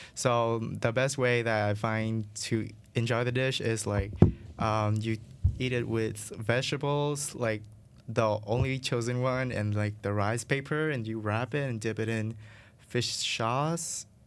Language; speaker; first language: English; non-native, fluent; Vietnamese